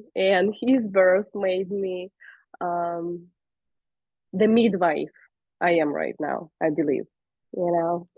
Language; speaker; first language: English; non-native, fluent; Russian